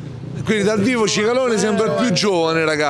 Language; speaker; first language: Italian; native; Italian